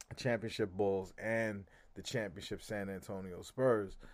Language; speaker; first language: English; native; English